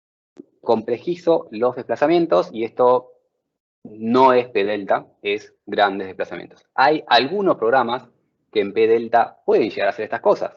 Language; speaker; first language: Spanish; native; Spanish